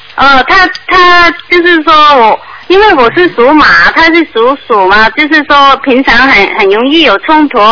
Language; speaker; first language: Chinese; non-native, local second language; Cantonese